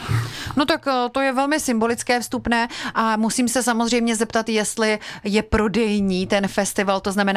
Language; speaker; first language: Czech; native; Czech